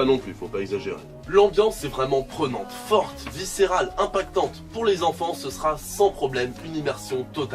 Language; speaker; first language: French; native; French